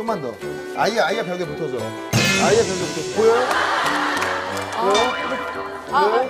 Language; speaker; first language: Korean; native; Korean